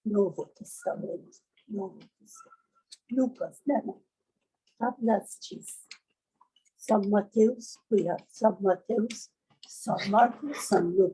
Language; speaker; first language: Portuguese; non-native, learner; Persian